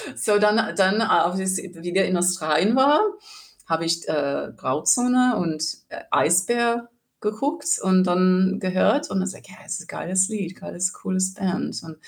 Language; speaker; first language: German; non-native, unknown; English